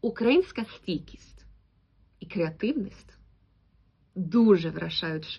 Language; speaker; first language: Ukrainian; non-native, fluent; Swedish